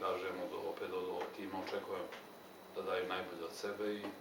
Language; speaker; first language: Serbian; native; Serbian